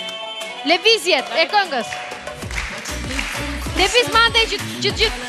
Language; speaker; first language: Albanian; native; Albanian